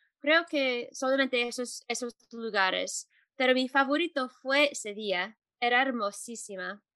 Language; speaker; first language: Spanish; non-native, fluent; English